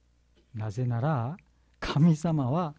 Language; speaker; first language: Japanese; non-native, learner; Bangla